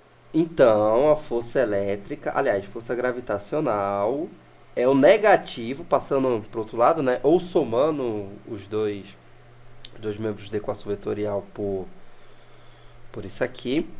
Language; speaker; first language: Portuguese; native; Portuguese